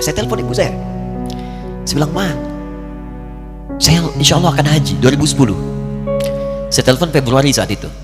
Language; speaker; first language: Indonesian; native; Indonesian